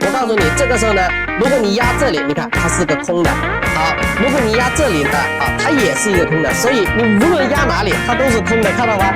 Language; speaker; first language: Chinese; native; Chinese